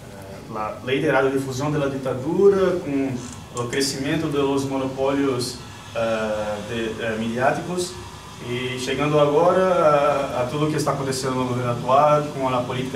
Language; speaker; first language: Spanish; non-native, learner; Portuguese